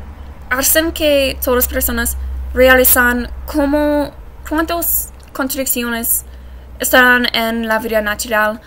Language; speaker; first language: Spanish; non-native, learner; English